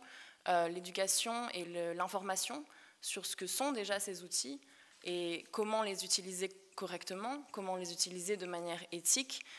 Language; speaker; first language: French; native; French